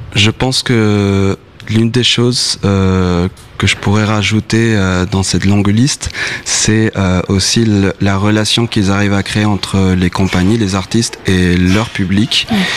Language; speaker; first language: French; non-native, fluent; Spanish